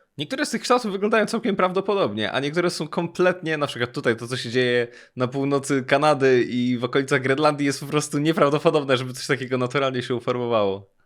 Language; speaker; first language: Polish; native; Polish